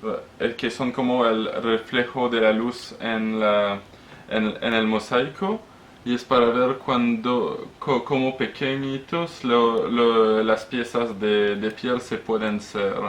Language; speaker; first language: Spanish; non-native, learner; French